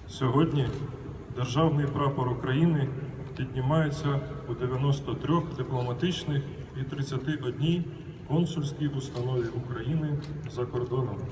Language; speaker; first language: Ukrainian; native; Ukrainian